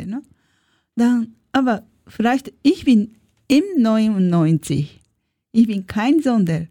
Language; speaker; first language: German; non-native, learner; Japanese